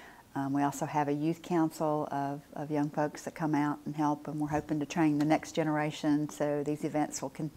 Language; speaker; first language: English; native; English